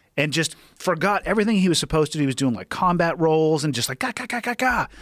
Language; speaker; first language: English; native; English